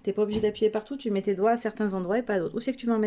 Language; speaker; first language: French; native; French